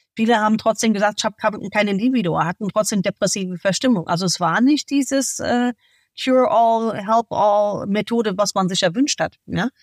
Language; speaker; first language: German; non-native, fluent; English